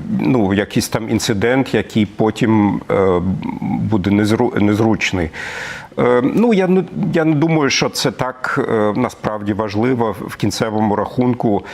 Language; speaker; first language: Ukrainian; non-native, fluent; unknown